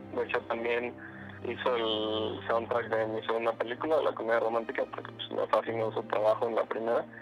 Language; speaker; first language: Spanish; native; Spanish